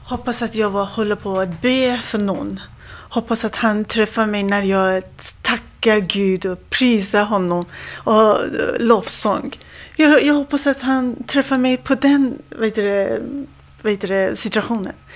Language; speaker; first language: Swedish; non-native, fluent; Persian